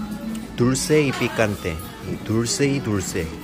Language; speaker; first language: Spanish; non-native, fluent; Korean